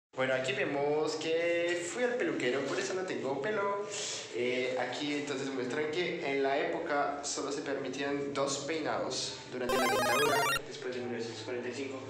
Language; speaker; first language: Spanish; non-native, fluent; French